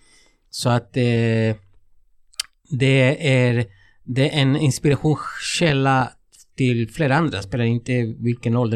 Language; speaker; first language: Swedish; non-native, fluent; Spanish